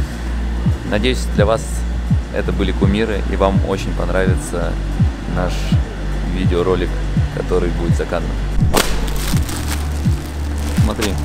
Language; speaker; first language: Russian; native; Russian